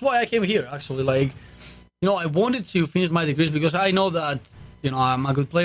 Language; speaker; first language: English; non-native, fluent; Spanish